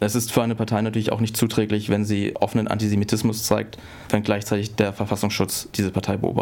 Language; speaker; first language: German; native; German